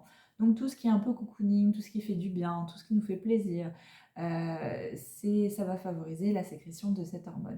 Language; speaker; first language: French; native; French